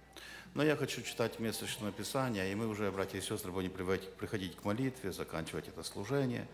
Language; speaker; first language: Russian; non-native, local second language; Ukrainian